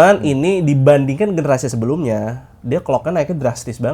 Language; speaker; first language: Indonesian; native; Indonesian